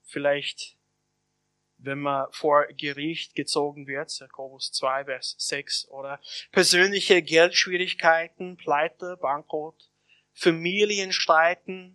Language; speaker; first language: German; non-native, fluent; English